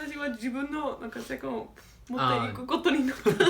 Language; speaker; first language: Japanese; non-native, learner; English